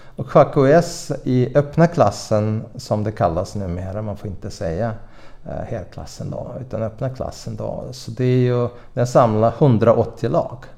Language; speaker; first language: Swedish; non-native, fluent; Russian